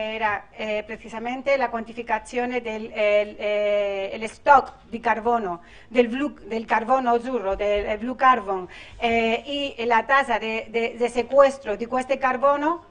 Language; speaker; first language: Italian; non-native, learner; Spanish